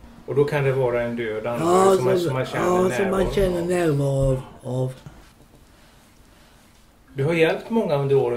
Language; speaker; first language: Swedish; native; Swedish